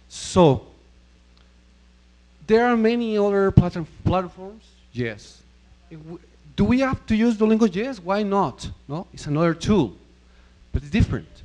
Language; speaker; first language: English; non-native, fluent; Spanish